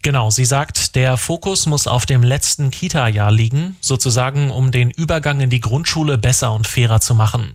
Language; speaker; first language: German; native; German